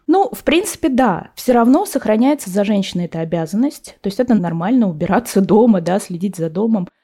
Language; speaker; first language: Russian; native; Russian